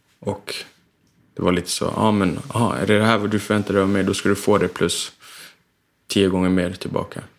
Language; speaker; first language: Swedish; early bilingual, other home language; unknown